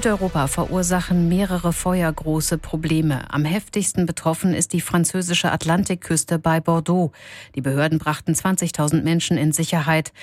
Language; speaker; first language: German; native; German